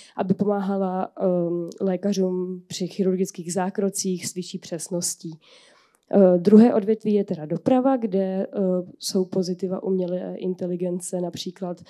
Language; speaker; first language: Czech; native; Czech